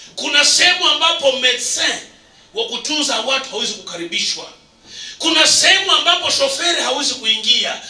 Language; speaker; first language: Swahili; non-native, local second language; Nande